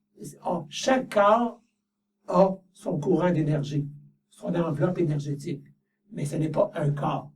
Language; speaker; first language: French; native; French